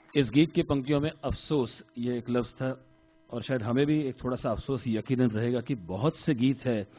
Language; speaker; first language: Hindi; non-native, local second language; Marathi